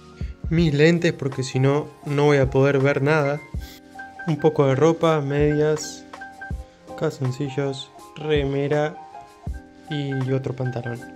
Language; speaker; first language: Spanish; native; Spanish